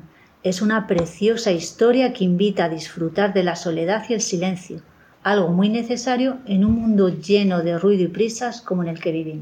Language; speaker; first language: Spanish; native; Spanish